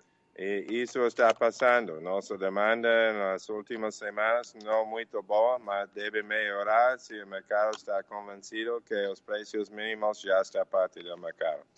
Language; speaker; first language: Portuguese; non-native, fluent; English